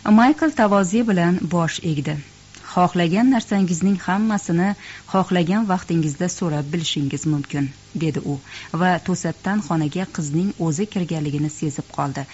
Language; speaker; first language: Uzbek; native; Uzbek